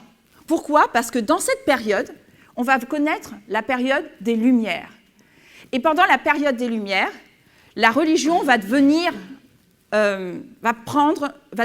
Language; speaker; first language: French; native; French